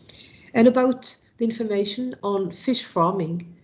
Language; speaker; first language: English; non-native, fluent; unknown